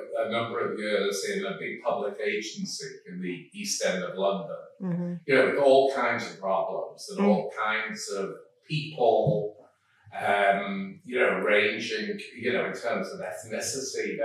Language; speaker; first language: English; native; English